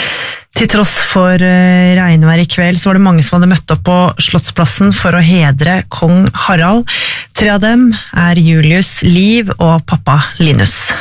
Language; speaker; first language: Norwegian; native; Norwegian